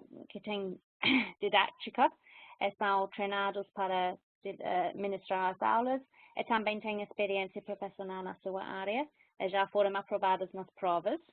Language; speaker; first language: Portuguese; non-native, fluent; English